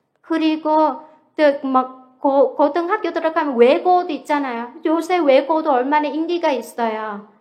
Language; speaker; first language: Korean; non-native, fluent; Vietnamese